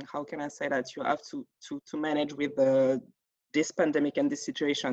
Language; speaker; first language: English; non-native, fluent; French